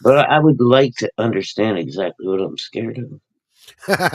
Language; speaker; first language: English; native; English